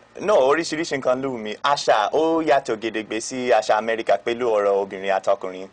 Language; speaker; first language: Yoruba; non-native, fluent; English